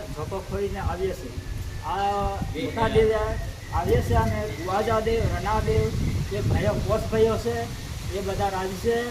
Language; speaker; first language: Gujarati; non-native, local second language; Rathawi